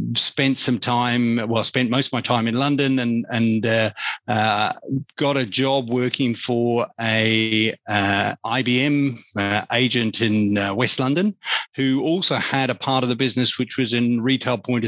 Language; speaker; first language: English; native; English